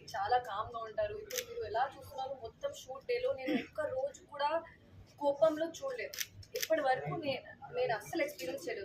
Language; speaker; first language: Telugu; non-native, local second language; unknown